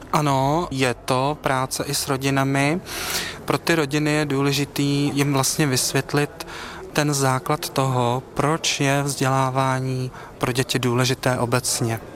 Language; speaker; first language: Czech; native; Czech